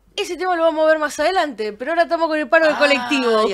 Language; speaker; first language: Spanish; native; Spanish